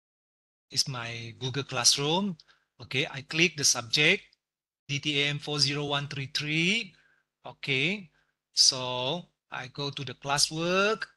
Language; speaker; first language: English; non-native, local second language; Malay